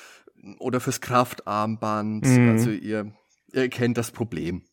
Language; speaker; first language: German; native; German